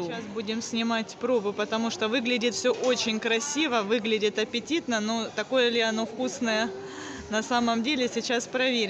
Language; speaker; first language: Russian; native; Russian